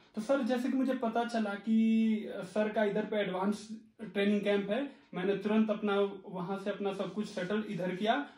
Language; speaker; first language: Hindi; native; Hindi